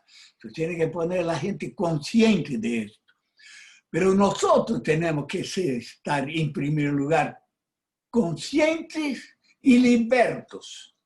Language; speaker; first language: Spanish; non-native, fluent; Portuguese